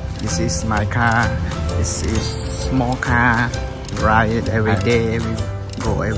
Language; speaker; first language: English; non-native, learner; Khmer